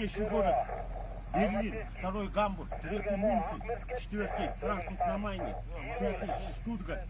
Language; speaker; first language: Russian; non-native, local second language; Kyrgyz